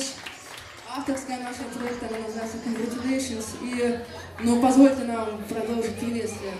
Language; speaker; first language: Russian; native; Russian